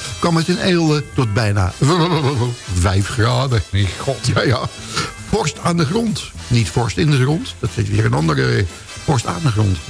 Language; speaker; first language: Dutch; native; Dutch